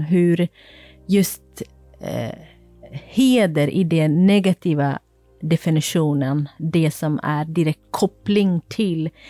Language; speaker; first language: Swedish; non-native, fluent; Kurdish